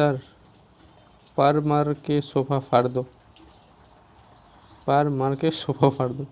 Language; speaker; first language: Hindi; non-native, local second language; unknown